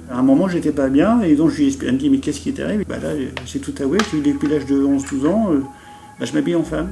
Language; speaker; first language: French; native; French